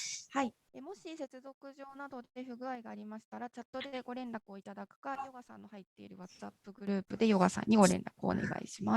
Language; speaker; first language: Japanese; native; Japanese